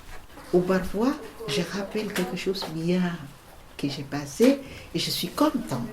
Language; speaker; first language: French; non-native, learner; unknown